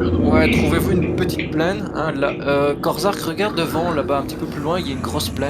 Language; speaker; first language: French; native; French